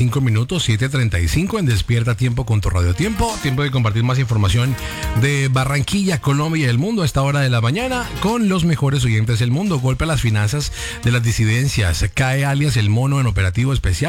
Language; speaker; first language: Spanish; native; Spanish